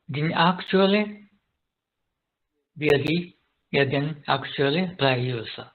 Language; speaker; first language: Danish; non-native, learner; Japanese